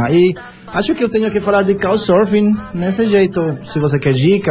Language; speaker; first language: Portuguese; non-native, fluent; Spanish